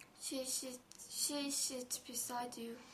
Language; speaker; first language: English; non-native, learner; Korean